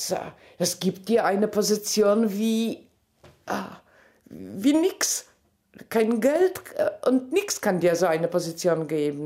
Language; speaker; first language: German; non-native, fluent; Polish